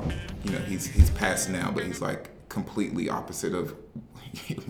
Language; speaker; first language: English; native; English